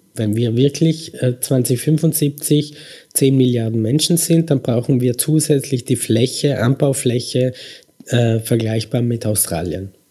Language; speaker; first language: German; native; German